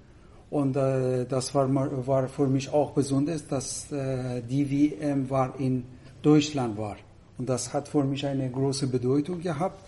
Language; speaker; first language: German; non-native, fluent; Persian